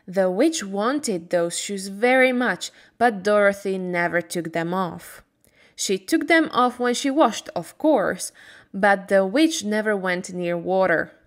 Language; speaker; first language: English; non-native, fluent; Slovak